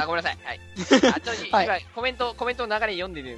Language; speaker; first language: Japanese; native; Japanese